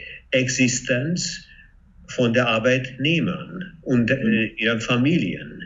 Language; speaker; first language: German; non-native, fluent; Hungarian